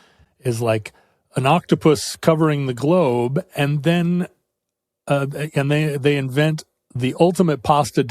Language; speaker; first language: English; native; English